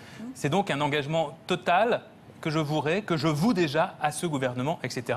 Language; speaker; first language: French; native; French